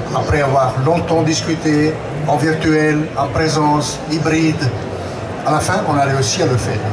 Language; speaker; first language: French; non-native, local second language; German